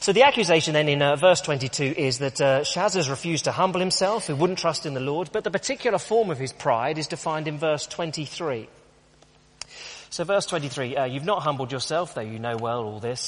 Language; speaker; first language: English; native; English